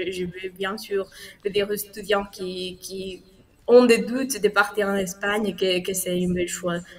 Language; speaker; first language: French; non-native, fluent; Spanish